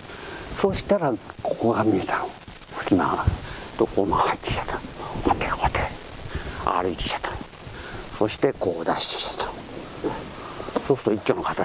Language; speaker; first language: Japanese; native; Japanese